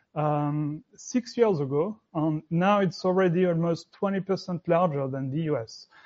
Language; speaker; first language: English; non-native, fluent; French